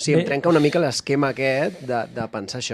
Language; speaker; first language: Catalan; native; Catalan